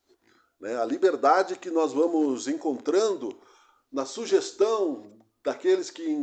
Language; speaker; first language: Portuguese; native; Portuguese